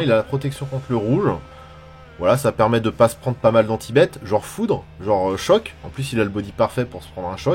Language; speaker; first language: French; native; French